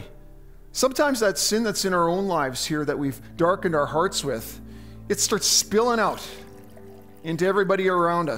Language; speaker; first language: English; native; English